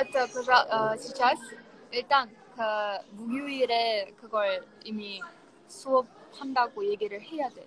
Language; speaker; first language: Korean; non-native, fluent; Russian